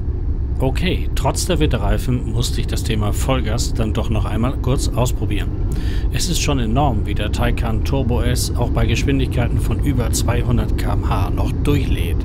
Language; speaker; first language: German; native; German